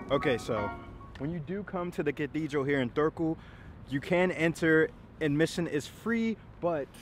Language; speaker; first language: English; native; English